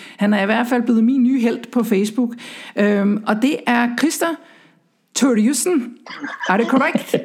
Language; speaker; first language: Danish; native; Danish